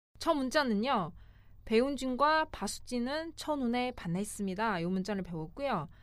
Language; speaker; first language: Korean; non-native, fluent; Chinese